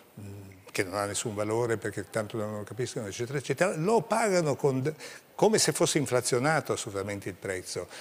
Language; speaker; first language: Italian; native; Italian